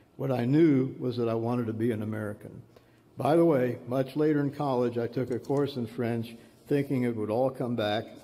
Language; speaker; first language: English; early bilingual, other home language; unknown